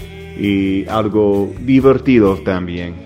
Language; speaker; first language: Spanish; non-native, learner; English